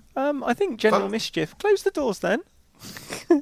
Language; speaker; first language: English; native; English